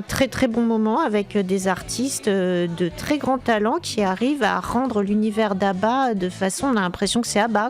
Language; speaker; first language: French; native; French